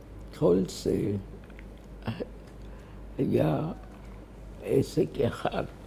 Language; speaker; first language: Hebrew; early bilingual, other home language; German